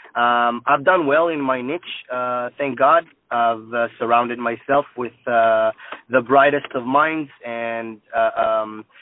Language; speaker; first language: English; non-native, fluent; Hebrew